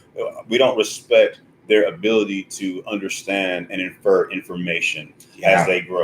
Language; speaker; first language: English; native; English